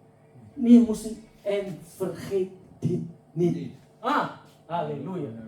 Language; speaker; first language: Dutch; non-native, fluent; Indonesian